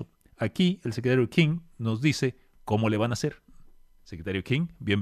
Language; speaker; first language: Spanish; native; Spanish